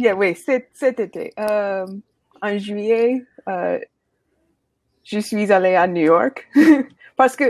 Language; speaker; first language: French; non-native, learner; English